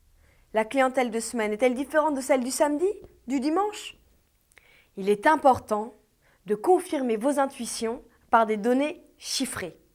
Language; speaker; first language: French; native; French